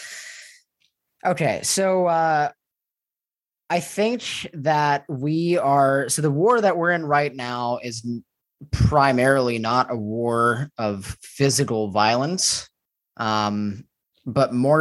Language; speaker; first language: English; native; English